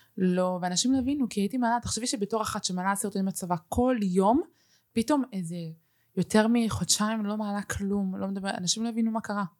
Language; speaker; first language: Hebrew; early bilingual, other home language; Spanish